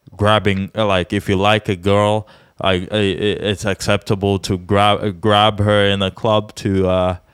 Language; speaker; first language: English; non-native, fluent; Czech